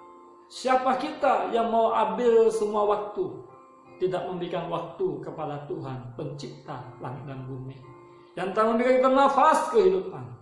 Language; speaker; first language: Indonesian; native; Indonesian